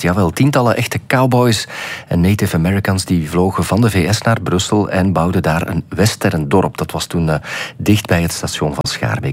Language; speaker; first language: Dutch; native; Dutch